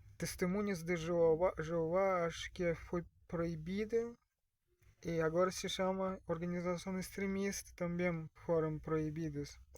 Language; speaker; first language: Portuguese; non-native, learner; Russian